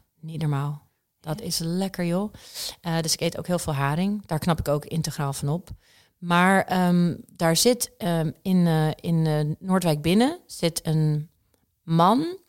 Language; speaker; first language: Dutch; early bilingual, other home language; Czech